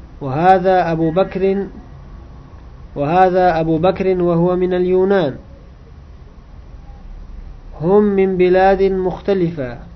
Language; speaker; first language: Arabic; non-native, fluent; Uzbek